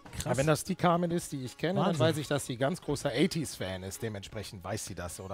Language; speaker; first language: German; native; German